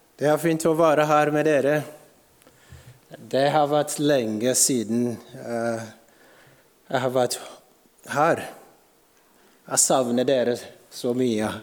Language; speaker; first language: Norwegian; non-native, fluent; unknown